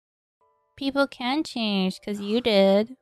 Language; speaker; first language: English; native; English